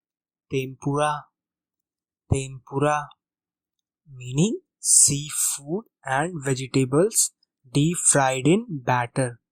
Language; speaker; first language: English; non-native, local second language; Hindi